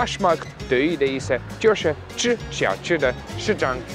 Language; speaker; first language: Chinese; non-native, fluent; German